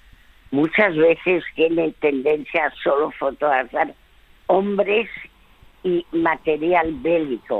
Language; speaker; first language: Spanish; early bilingual, other home language; French